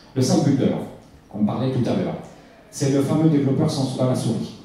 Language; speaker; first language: French; native; French